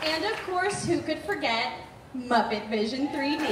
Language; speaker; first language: English; native; English